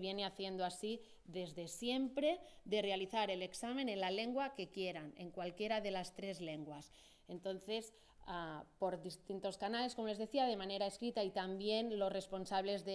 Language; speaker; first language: Spanish; non-native, local second language; Catalan